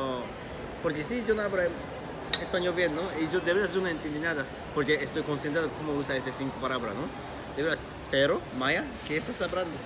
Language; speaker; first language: Spanish; non-native, learner; Japanese